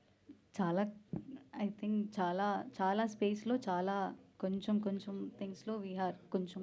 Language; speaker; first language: Telugu; non-native, learner; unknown